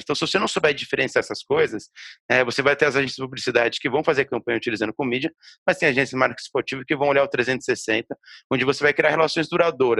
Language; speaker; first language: Portuguese; native; Portuguese